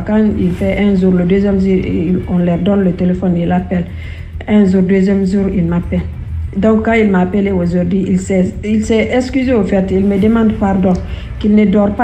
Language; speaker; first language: French; non-native, local second language; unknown